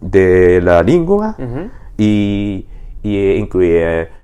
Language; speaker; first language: Spanish; non-native, learner; Japanese